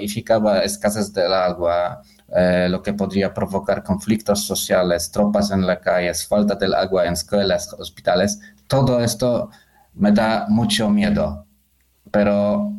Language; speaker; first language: Spanish; non-native, fluent; Polish